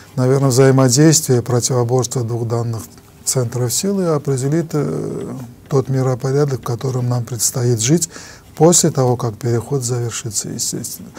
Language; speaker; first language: Russian; non-native, local second language; Armenian